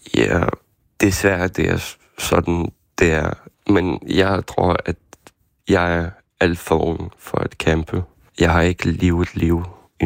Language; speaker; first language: Danish; non-native, fluent; Ukrainian